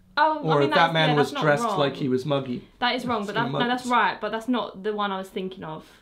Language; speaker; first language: English; native; English